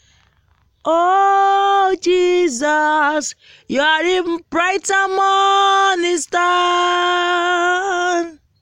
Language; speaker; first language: English; non-native, local second language; Igbo